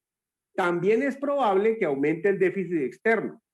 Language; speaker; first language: Spanish; native; Spanish